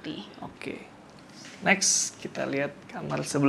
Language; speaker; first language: Indonesian; native; Indonesian